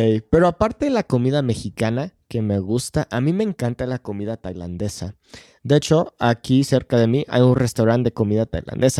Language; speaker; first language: Spanish; non-native, fluent; English